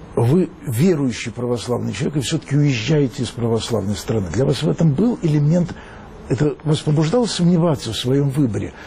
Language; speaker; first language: Russian; native; Russian